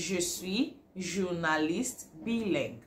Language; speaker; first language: French; non-native, fluent; Igbo